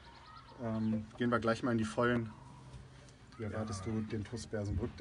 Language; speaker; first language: German; native; German